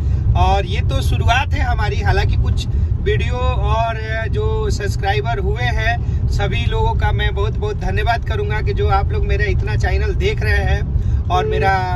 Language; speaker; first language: Hindi; native; Hindi